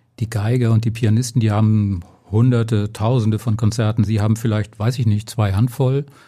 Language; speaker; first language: German; native; German